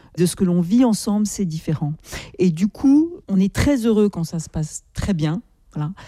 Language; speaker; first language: French; native; French